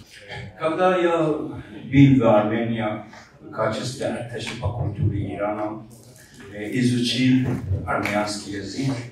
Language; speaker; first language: Russian; non-native, learner; Persian